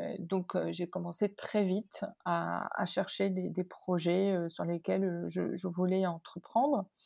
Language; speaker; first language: French; non-native, local second language; Arabic